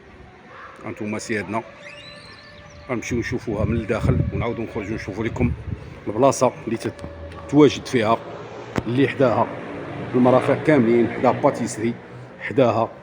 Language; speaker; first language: Arabic; native; Arabic